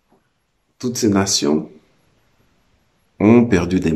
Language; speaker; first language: French; native; French